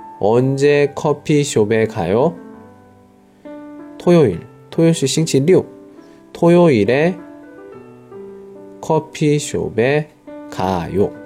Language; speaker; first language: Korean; non-native, learner; Chinese